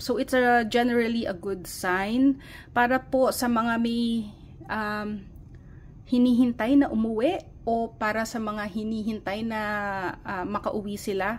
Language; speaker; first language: Filipino; native; Filipino